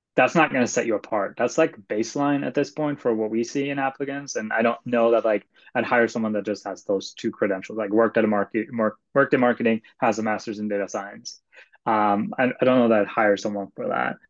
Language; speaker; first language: English; non-native, fluent; Swedish